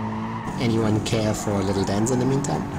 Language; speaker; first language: English; non-native, fluent; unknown